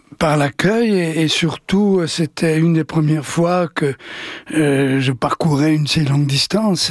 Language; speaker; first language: French; early bilingual, other home language; Italian